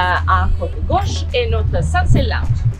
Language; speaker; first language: French; non-native, learner; Croatian